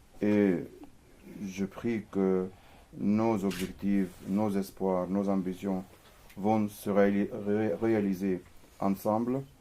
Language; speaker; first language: French; non-native, fluent; Arabic